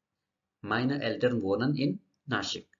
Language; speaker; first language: German; non-native, learner; Marathi